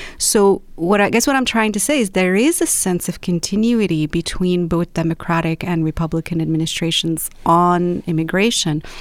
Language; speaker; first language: English; non-native, fluent; Arabic